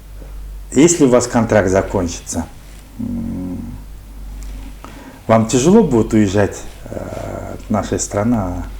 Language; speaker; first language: Russian; native; Russian